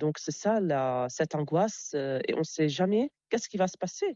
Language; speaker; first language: French; non-native, local second language; Arabic